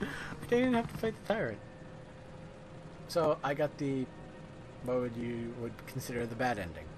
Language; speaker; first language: English; native; English